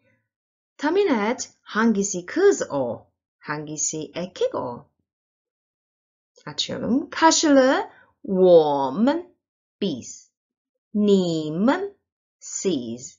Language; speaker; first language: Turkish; non-native, learner; Chinese